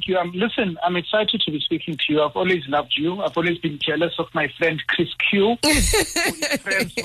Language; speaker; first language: English; non-native, local second language; Zulu